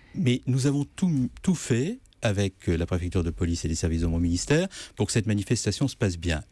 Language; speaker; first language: French; native; French